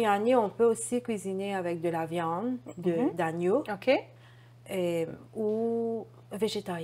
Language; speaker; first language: French; non-native, local second language; Morisyen